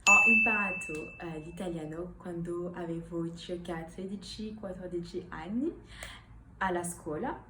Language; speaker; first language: Italian; non-native, fluent; French